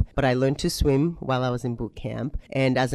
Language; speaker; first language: English; non-native, local second language; Yoruba